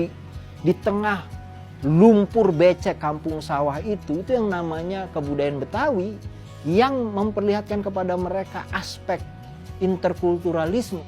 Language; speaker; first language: Indonesian; native; Indonesian